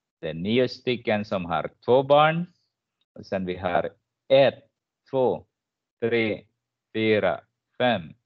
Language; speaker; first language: Swedish; non-native, fluent; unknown